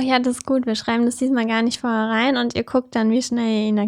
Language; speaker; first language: German; native; German